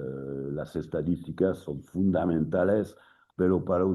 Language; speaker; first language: Spanish; non-native, fluent; French